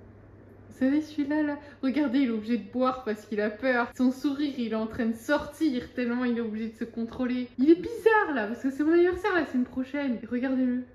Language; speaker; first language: French; native; French